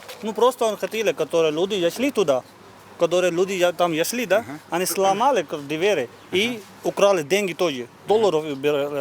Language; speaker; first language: Russian; non-native, learner; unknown